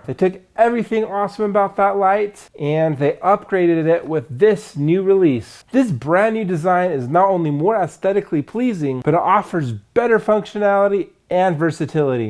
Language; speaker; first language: English; native; English